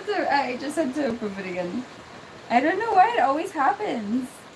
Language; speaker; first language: English; early bilingual, other home language; Spanish